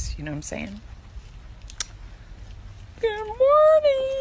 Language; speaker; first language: English; native; English